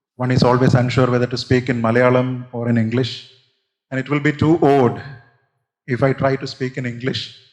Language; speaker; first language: English; non-native, local second language; Malayalam